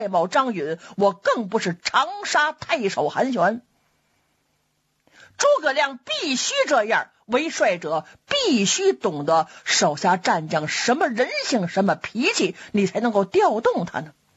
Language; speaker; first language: Chinese; native; Chinese